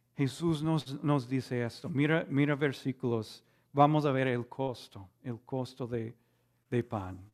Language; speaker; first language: Spanish; non-native, fluent; English